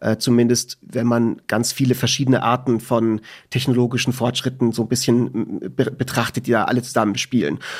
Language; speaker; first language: German; native; German